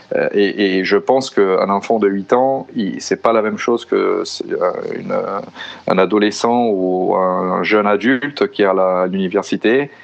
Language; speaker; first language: French; non-native, fluent; Portuguese